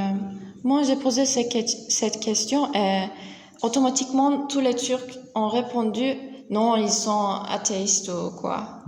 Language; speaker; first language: French; non-native, learner; Turkish